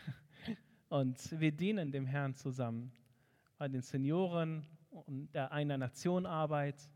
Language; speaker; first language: German; non-native, fluent; Arabic